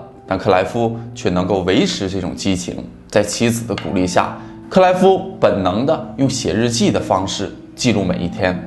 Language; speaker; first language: Chinese; native; Chinese